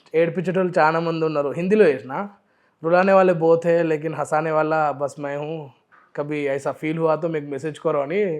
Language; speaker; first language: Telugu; non-native, local second language; Urdu